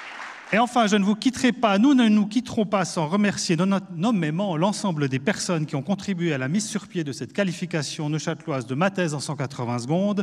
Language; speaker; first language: French; native; French